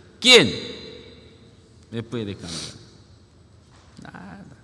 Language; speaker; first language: Spanish; non-native, learner; Korean